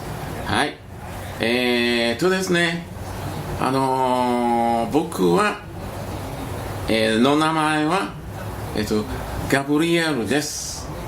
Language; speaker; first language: Japanese; non-native, learner; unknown